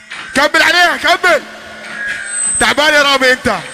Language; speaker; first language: Arabic; native; Arabic